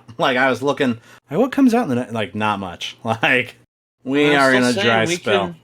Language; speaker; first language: English; native; English